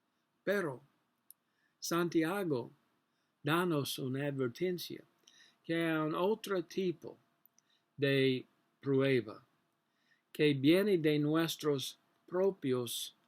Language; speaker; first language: Spanish; non-native, learner; English